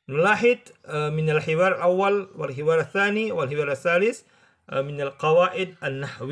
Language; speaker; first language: Arabic; non-native, fluent; Indonesian